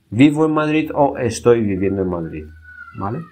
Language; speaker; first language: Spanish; non-native, fluent; Bulgarian